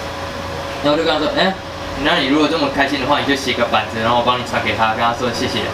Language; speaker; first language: Chinese; native; Chinese